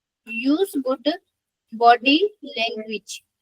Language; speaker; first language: English; non-native, learner; Hindi